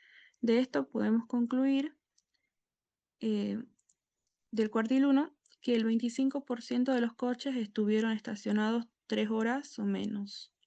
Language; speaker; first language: Spanish; native; Spanish